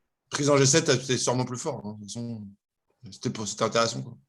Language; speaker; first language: French; native; French